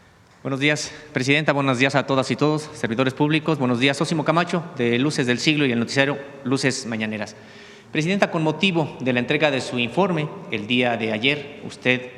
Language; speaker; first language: Spanish; native; Spanish